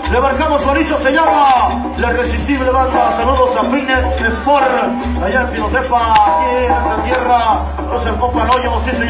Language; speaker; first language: Spanish; native; Spanish